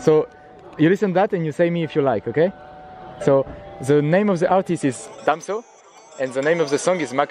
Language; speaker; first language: English; non-native, learner; French